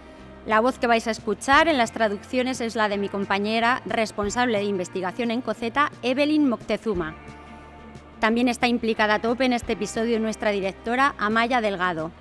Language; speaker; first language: Spanish; native; Spanish